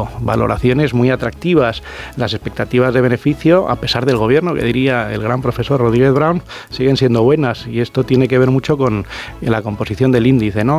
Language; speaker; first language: Spanish; native; Spanish